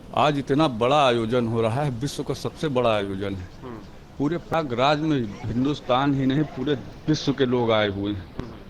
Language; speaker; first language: Hindi; native; Hindi